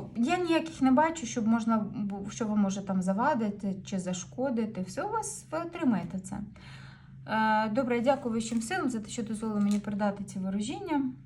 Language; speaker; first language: Ukrainian; non-native, local second language; Russian